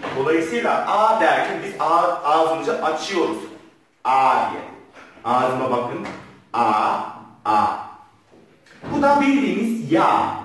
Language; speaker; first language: Turkish; non-native, fluent; Korean